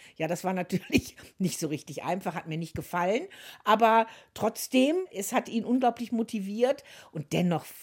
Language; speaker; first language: German; native; German